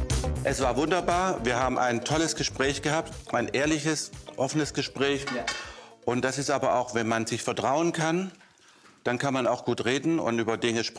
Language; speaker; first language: German; native; German